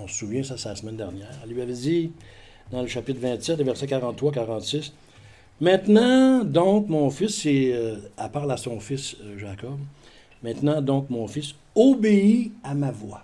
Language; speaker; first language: French; native; French